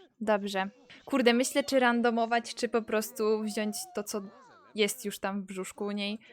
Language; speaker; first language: Polish; native; Polish